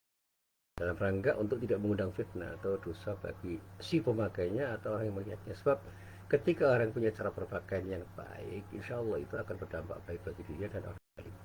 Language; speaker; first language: Indonesian; native; Indonesian